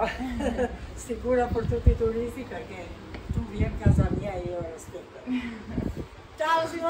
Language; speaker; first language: Italian; non-native, learner; Albanian